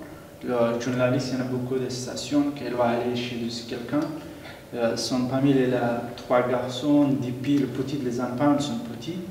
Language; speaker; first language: French; non-native, learner; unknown